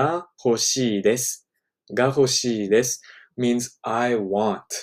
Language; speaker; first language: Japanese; non-native, fluent; English